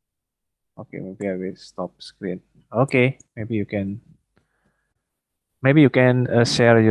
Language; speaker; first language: English; non-native, fluent; Indonesian